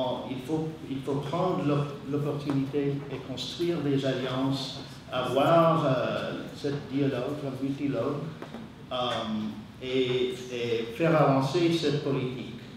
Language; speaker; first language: French; non-native, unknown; English